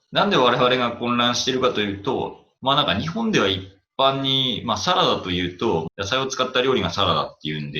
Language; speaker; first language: Japanese; native; Japanese